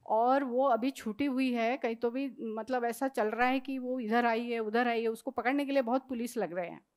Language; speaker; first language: Hindi; non-native, local second language; Marathi